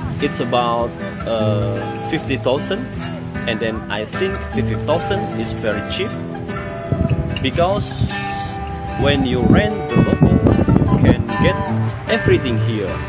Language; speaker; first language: English; non-native, learner; Indonesian